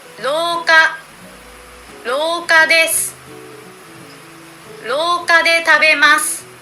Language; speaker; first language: Japanese; non-native, learner; Indonesian